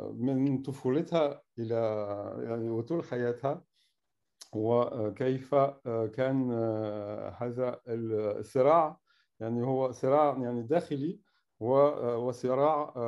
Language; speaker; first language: Arabic; non-native, fluent; French